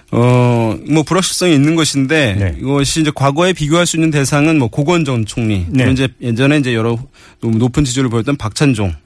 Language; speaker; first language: Korean; native; Korean